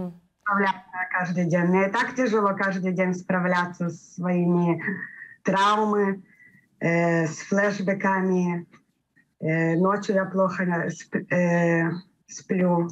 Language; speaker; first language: Russian; early bilingual, heritage; Russian